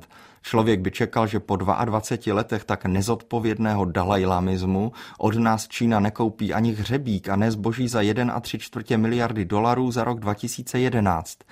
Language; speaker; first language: Czech; native; Czech